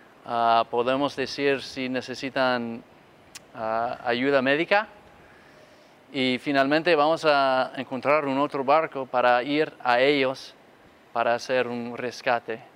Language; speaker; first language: Spanish; non-native, fluent; English